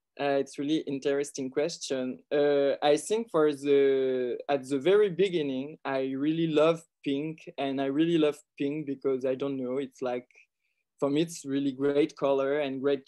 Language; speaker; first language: English; non-native, learner; French